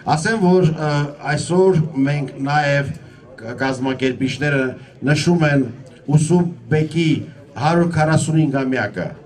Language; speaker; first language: Armenian; native; Armenian